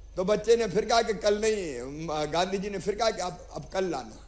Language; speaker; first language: Hindi; native; Hindi